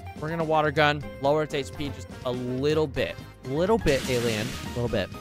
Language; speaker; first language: English; native; English